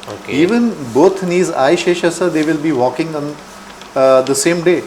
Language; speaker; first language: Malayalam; non-native, local second language; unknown